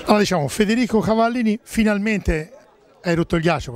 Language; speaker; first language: Italian; native; Italian